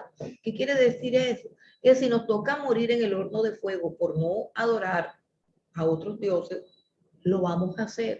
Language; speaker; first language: Spanish; native; Spanish